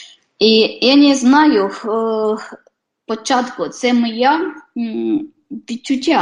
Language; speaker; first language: Ukrainian; non-native, fluent; Polish